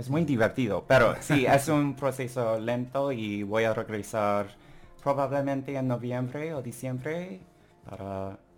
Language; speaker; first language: Spanish; non-native, learner; English